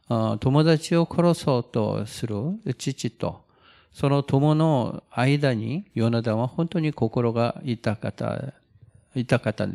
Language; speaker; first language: Japanese; non-native, fluent; Korean